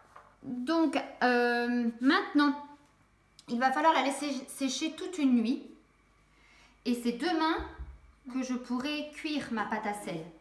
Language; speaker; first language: French; native; French